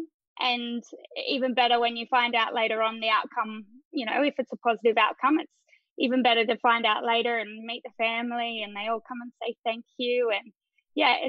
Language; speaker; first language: English; native; English